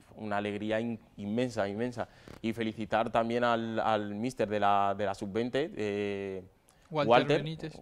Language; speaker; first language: Spanish; native; Spanish